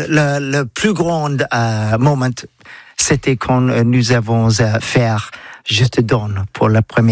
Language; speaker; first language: French; non-native, learner; English